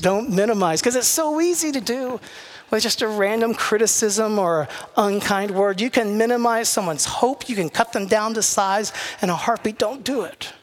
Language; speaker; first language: English; native; English